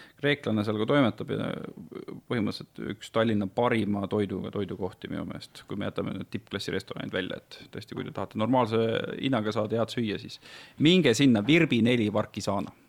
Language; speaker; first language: Estonian; native; Estonian